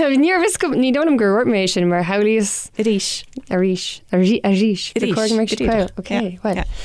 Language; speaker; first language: Irish; non-native, local second language; English